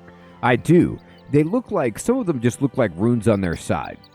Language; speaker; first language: English; native; English